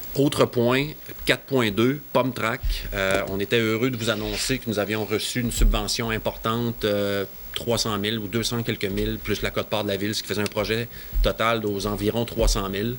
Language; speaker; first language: French; native; French